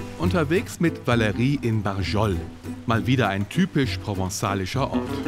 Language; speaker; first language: German; native; German